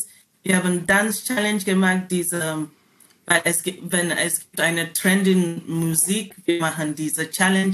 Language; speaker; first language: German; non-native, learner; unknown